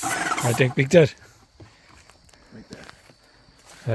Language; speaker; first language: English; non-native, learner; Tibetan